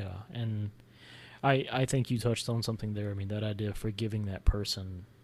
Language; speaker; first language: English; native; English